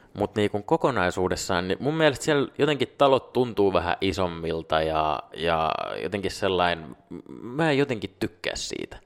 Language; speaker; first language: Finnish; non-native, local second language; Swedish